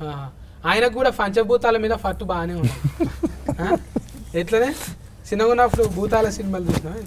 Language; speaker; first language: Telugu; native; Telugu